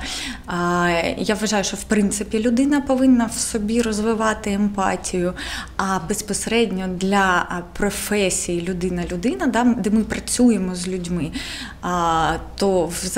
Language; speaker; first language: Ukrainian; non-native, local second language; Russian